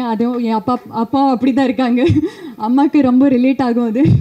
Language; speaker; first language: Tamil; non-native, fluent; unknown